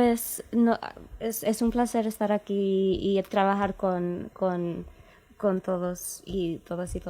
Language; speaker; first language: Spanish; non-native, fluent; English